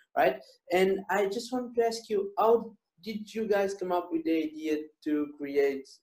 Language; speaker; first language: English; non-native, fluent; Portuguese